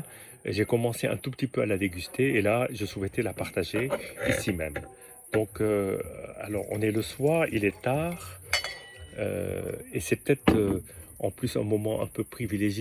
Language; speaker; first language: French; native; French